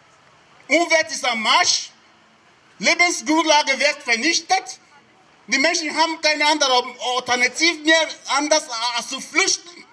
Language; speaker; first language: German; non-native, fluent; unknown